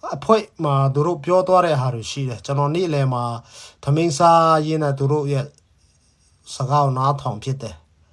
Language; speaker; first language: Burmese; non-native, local second language; Hakha Chin